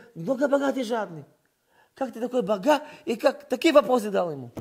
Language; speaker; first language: Russian; early bilingual, heritage; Russian